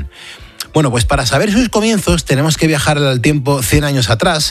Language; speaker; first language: Spanish; native; Spanish